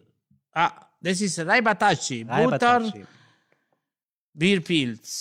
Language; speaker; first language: German; non-native, learner; Italian